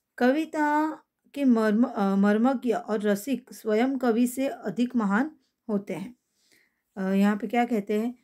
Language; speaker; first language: Hindi; non-native, local second language; Gujarati